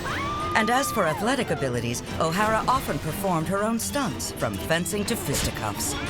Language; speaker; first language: English; native; English